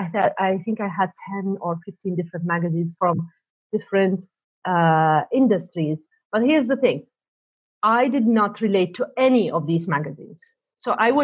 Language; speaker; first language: English; native; English